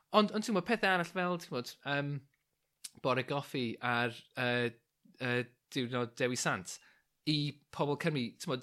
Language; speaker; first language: Welsh; non-native, local second language; English